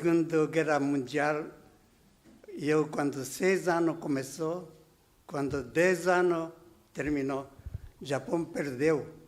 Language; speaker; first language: Portuguese; non-native, learner; Japanese